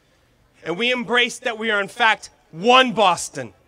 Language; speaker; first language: English; native; English